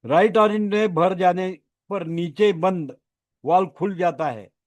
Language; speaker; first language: Hindi; non-native, local second language; Marathi